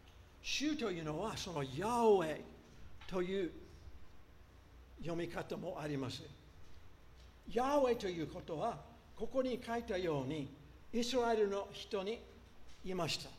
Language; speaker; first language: Japanese; non-native, fluent; English